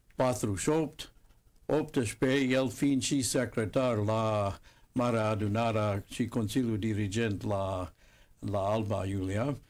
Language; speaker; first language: Romanian; non-native, fluent; English